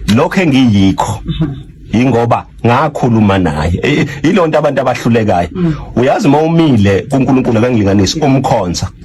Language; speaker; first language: Zulu; native; Zulu